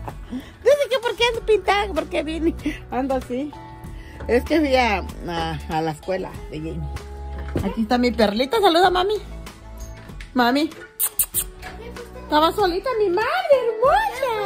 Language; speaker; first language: Spanish; native; Spanish